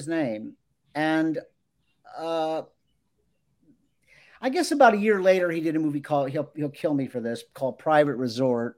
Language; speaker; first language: English; native; English